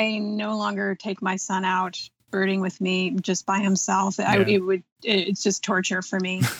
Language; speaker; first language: English; native; English